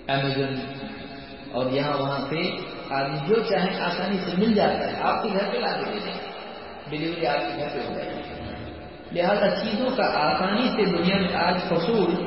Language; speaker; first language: Urdu; native; Urdu